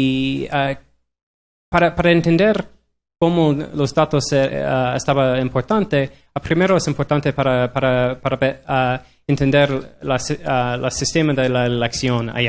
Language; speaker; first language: Spanish; non-native, learner; English